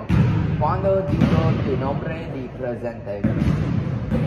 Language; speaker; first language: Spanish; non-native, learner; English